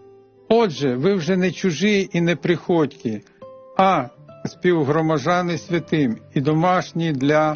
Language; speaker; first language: Ukrainian; native; Ukrainian